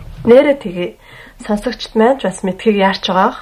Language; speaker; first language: Mongolian; native; Mongolian